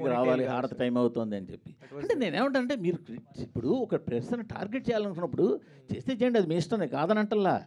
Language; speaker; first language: Telugu; native; Telugu